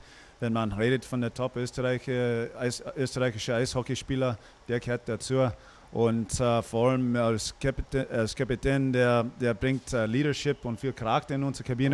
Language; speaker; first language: German; non-native, fluent; English